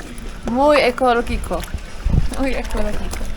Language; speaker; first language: Spanish; non-native, learner; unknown